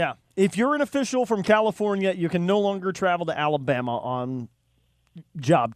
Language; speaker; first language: English; native; English